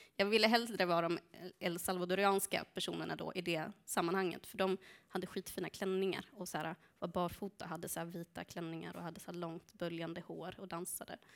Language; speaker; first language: Swedish; early bilingual, other home language; Spanish